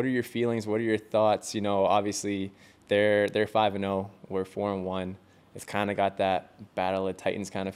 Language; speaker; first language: English; native; English